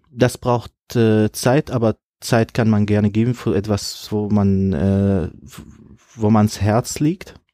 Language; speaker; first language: German; non-native, fluent; Arabic